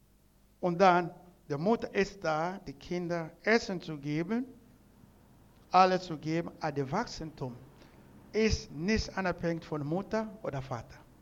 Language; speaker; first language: German; non-native, learner; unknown